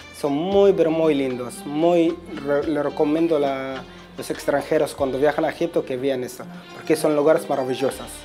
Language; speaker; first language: Spanish; non-native, fluent; Arabic